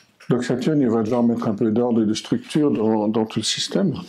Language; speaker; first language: French; native; French